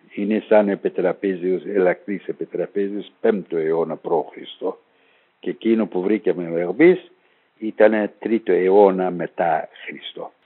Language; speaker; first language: Greek; non-native, fluent; Persian